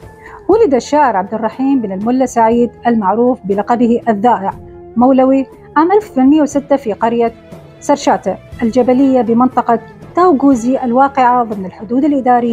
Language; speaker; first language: Arabic; non-native, local second language; Kurdish